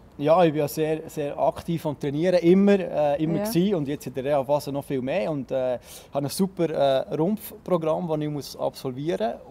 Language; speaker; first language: German; native; German